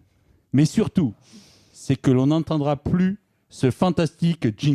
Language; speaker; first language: French; native; French